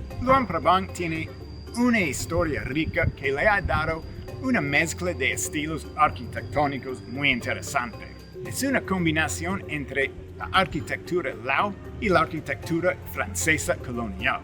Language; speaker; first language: Spanish; non-native, fluent; English